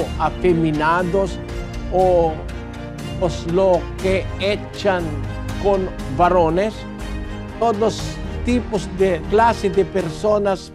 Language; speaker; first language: Spanish; non-native, learner; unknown